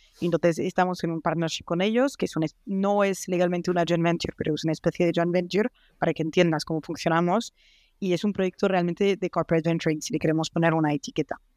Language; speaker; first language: Spanish; non-native, fluent; French